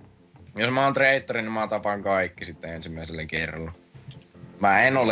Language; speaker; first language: Finnish; native; Finnish